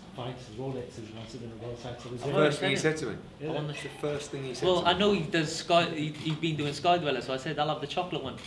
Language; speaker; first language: English; native; English